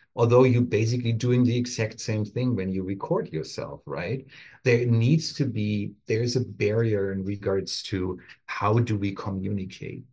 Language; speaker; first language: English; non-native, fluent; German